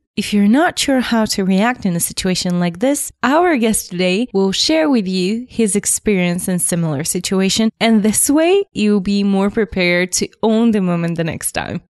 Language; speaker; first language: English; non-native, fluent; Bulgarian